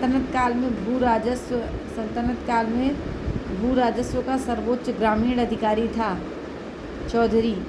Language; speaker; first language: Hindi; native; Hindi